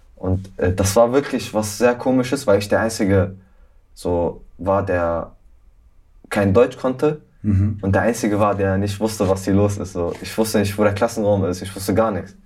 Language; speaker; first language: German; early bilingual, other home language; Arabic